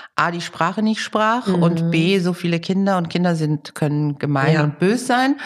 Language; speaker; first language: German; early bilingual, other home language; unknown